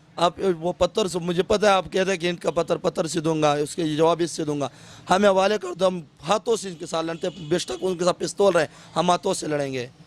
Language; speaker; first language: Urdu; non-native, local second language; Pashto